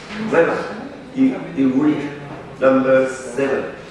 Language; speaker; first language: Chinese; non-native, learner; English